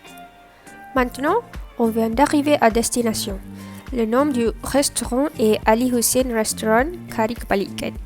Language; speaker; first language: French; non-native, learner; Malay